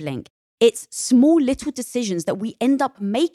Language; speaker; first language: English; native; English